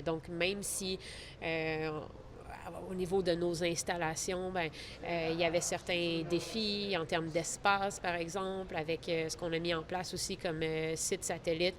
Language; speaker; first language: French; native; French